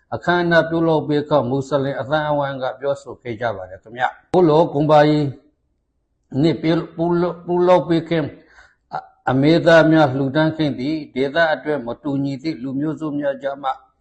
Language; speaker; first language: Burmese; native; Burmese